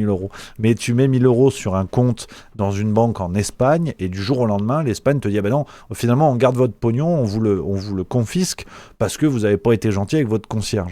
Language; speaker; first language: French; native; French